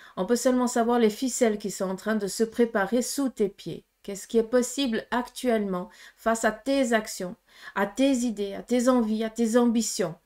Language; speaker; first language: French; early bilingual, other home language; Portuguese